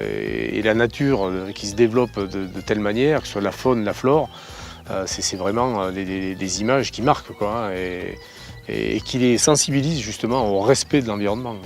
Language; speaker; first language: French; native; French